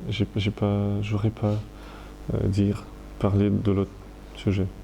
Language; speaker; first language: French; non-native, fluent; Russian